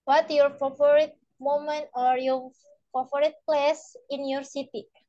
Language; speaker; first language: English; non-native, learner; Indonesian